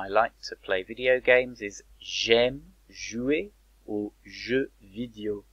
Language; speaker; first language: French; non-native, fluent; English